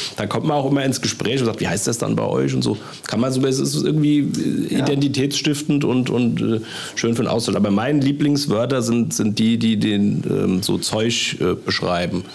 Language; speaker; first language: German; native; German